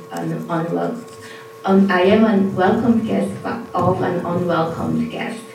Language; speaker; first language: French; early bilingual, other home language; Korean